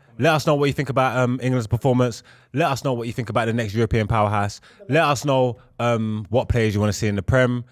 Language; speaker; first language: English; native; English